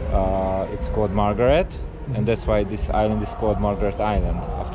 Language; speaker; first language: English; non-native, fluent; Hungarian